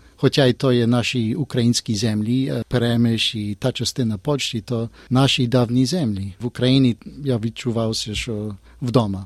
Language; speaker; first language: Ukrainian; early bilingual, heritage; Ukrainian